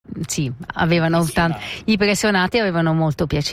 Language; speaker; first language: Italian; non-native, local second language; German